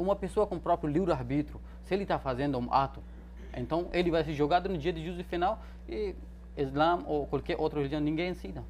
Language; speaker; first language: Portuguese; non-native, fluent; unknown